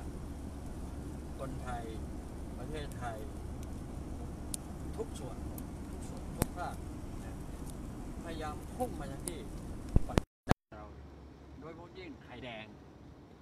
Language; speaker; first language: Thai; native; Thai